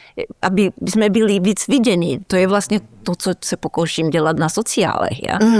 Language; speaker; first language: Czech; early bilingual, heritage; Czech